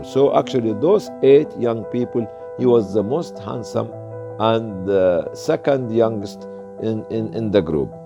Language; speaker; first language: English; non-native, fluent; Arabic